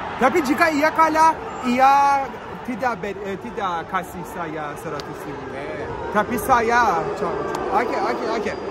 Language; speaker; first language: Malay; non-native, learner; English